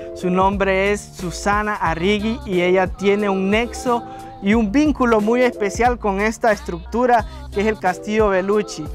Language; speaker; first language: Spanish; native; Spanish